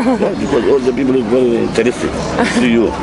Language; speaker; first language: English; non-native, learner; Arabic